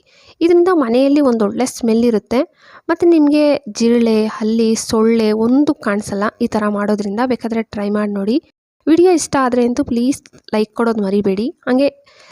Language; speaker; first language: Kannada; native; Kannada